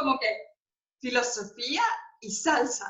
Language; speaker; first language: Spanish; non-native, learner; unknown